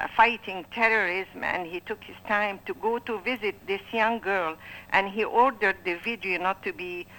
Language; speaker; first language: English; non-native, fluent; Arabic